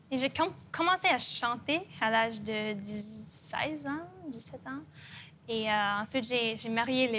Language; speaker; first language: French; non-native, local second language; English